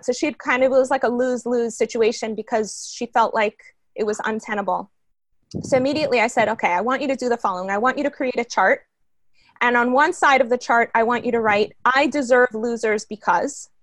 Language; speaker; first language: English; early bilingual, other home language; Spanish